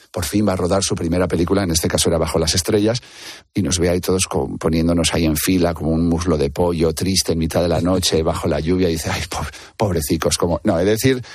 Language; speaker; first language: Spanish; native; Spanish